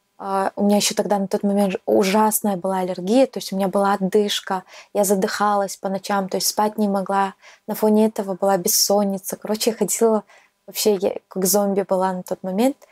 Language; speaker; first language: Russian; native; Russian